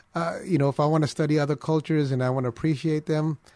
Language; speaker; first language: English; early bilingual, other home language; Filipino